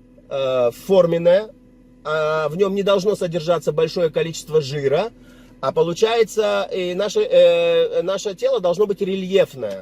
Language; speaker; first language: Russian; native; Russian